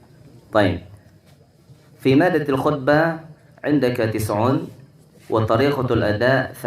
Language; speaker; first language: Arabic; non-native, fluent; Indonesian